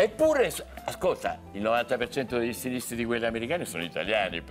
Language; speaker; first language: Italian; native; Italian